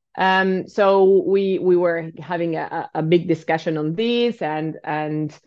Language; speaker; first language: English; non-native, fluent; Spanish